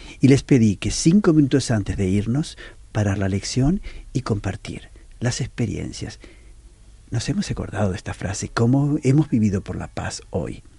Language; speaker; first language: Spanish; native; Spanish